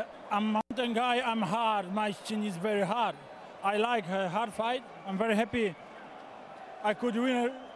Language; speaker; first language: English; non-native, learner; Polish